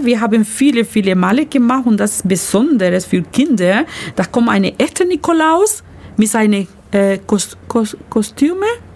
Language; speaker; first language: German; non-native, learner; Spanish